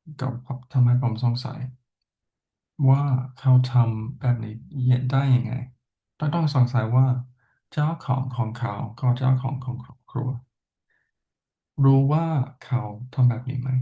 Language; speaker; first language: Thai; non-native, fluent; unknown